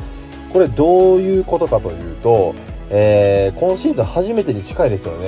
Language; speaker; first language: Japanese; native; Japanese